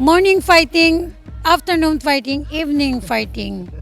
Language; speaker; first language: English; non-native, learner; Japanese